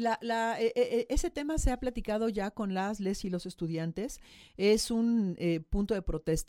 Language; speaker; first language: Spanish; native; Spanish